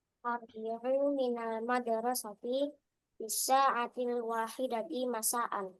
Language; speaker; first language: Arabic; non-native, learner; Indonesian